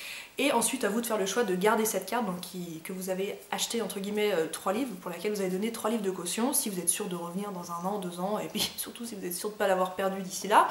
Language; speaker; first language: French; native; French